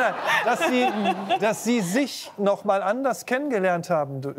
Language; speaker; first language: German; native; German